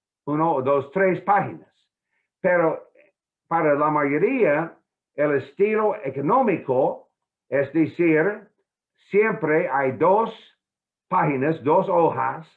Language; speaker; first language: Spanish; non-native, fluent; English